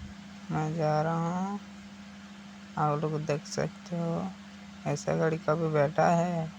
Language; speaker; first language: Hindi; non-native, local second language; Odia